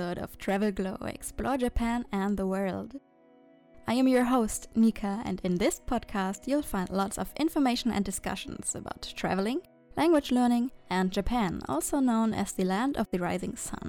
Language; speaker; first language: English; non-native, fluent; German